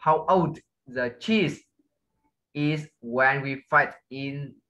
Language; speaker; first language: English; non-native, learner; Vietnamese